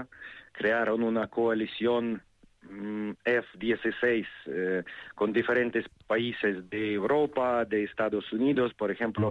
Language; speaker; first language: Spanish; non-native, fluent; Ukrainian